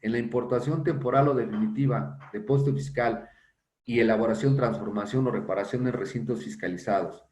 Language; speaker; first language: Spanish; native; Spanish